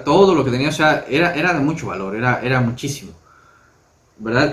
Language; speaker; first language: Spanish; native; Spanish